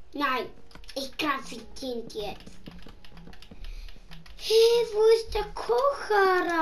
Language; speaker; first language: German; non-native, learner; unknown